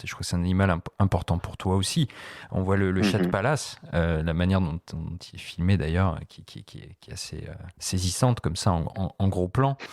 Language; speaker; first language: French; native; French